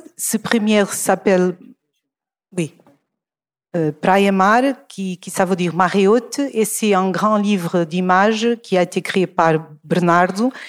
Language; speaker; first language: French; non-native, fluent; Portuguese